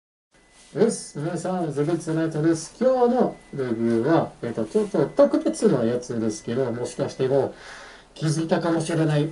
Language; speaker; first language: Japanese; non-native, fluent; English